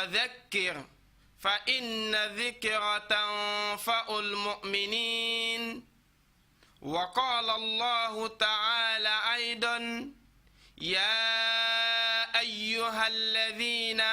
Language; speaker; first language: Arabic; non-native, fluent; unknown